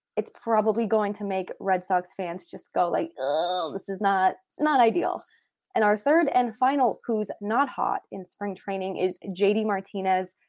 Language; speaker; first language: English; native; English